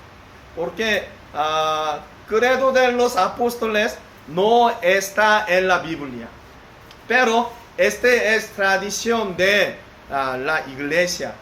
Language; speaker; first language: Spanish; non-native, learner; Korean